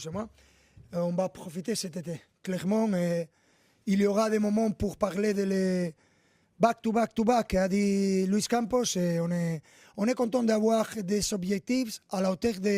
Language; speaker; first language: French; non-native, learner; Spanish